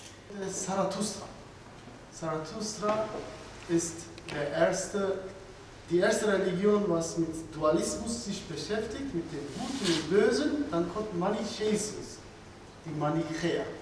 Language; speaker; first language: German; non-native, fluent; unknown